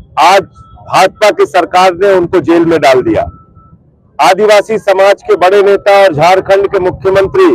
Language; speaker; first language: Hindi; native; Hindi